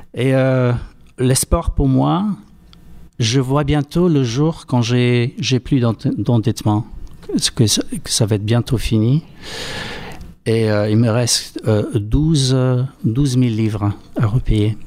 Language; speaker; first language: French; non-native, fluent; English